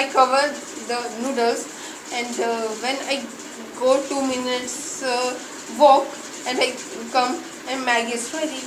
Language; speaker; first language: English; non-native, learner; Hindi